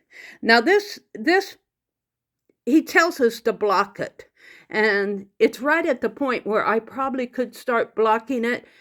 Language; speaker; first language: English; native; English